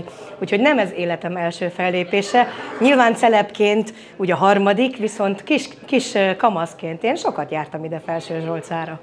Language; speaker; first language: Hungarian; early bilingual, heritage; Bulgarian